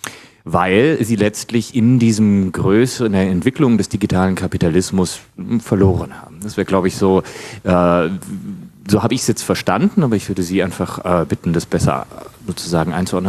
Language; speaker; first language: German; native; German